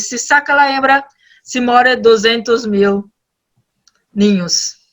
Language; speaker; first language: Spanish; non-native, learner; Portuguese